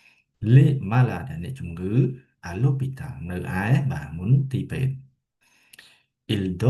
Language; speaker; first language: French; non-native, fluent; Khmer